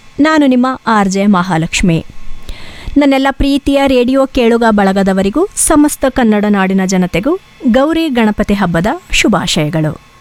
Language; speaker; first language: Kannada; native; Kannada